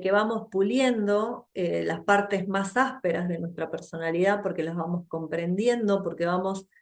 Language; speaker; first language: Spanish; native; Spanish